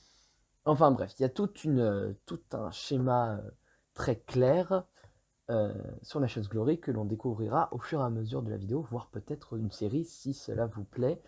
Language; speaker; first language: French; native; French